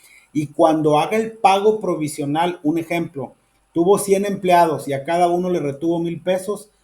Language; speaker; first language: Spanish; native; Spanish